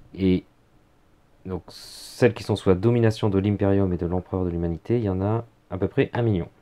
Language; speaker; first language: French; native; French